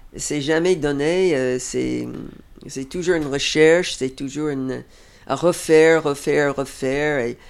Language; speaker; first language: French; non-native, fluent; English